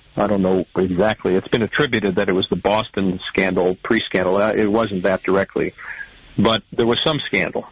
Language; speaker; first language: English; native; English